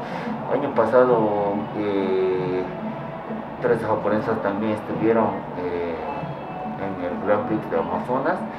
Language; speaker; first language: Spanish; non-native, fluent; Japanese